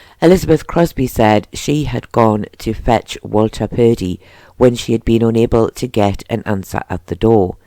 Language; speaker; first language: English; native; English